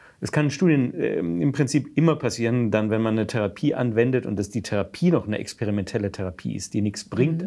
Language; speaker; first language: German; native; German